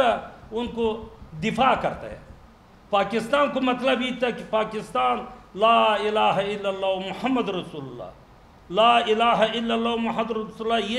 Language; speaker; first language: Urdu; non-native, learner; Pashto